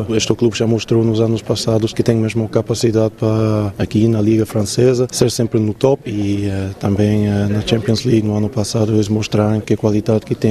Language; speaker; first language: Portuguese; non-native, fluent; Swiss German